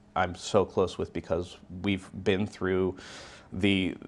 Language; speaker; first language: English; native; English